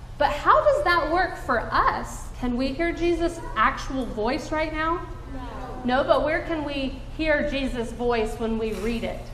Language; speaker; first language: English; native; English